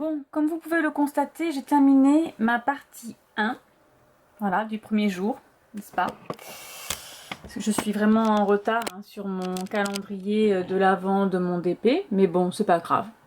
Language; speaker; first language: French; native; French